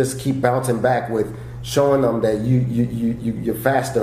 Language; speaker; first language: English; native; English